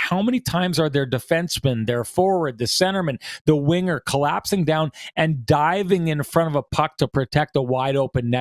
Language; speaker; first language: English; native; English